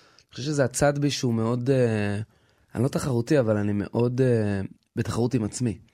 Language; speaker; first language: Hebrew; native; Hebrew